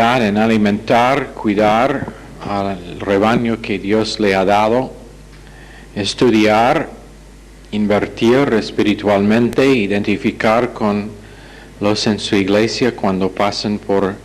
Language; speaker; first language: Spanish; non-native, fluent; English